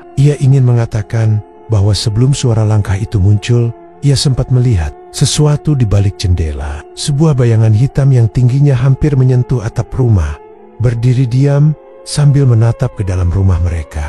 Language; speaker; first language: Indonesian; native; Indonesian